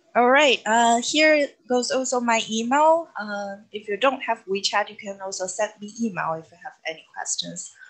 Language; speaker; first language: English; non-native, fluent; Chinese